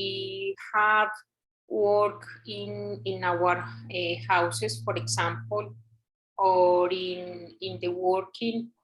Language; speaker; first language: English; non-native, learner; Spanish